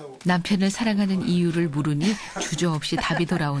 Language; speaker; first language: Korean; native; Korean